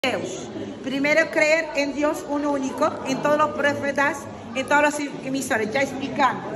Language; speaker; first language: Spanish; non-native, fluent; Arabic